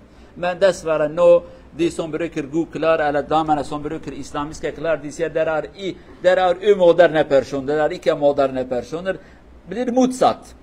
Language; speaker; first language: Swedish; non-native, learner; Kurdish